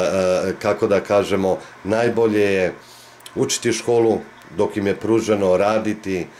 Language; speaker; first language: Bosnian; native; Bosnian